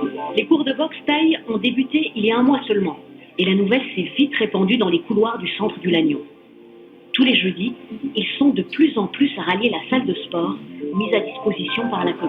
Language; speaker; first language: French; native; French